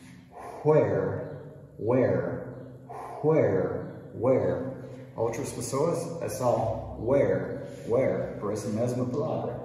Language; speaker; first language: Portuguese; non-native, fluent; English